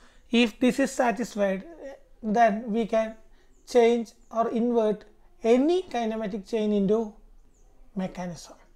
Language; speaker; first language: English; non-native, local second language; Malayalam